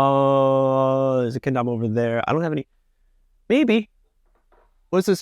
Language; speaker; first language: English; native; English